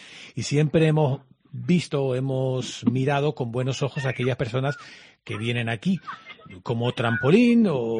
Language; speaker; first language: Spanish; native; Spanish